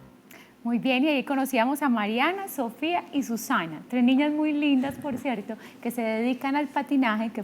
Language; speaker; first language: Spanish; native; Spanish